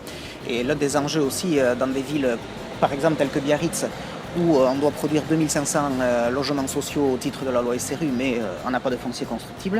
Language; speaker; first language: French; native; French